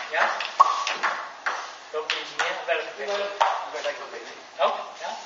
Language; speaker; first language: Dutch; non-native, learner; Chinese